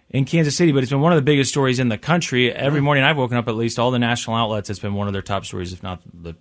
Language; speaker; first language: English; native; English